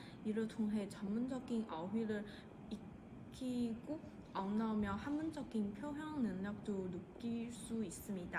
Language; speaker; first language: Korean; non-native, fluent; Chinese